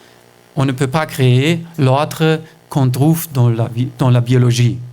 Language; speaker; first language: French; non-native, fluent; German